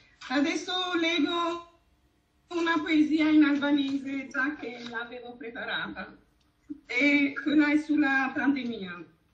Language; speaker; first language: Italian; non-native, fluent; Albanian